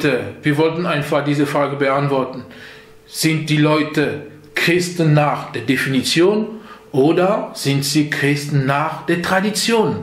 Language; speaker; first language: German; non-native, fluent; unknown